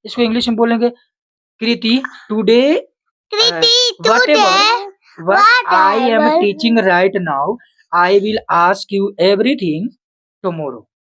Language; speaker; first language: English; non-native, local second language; Hindi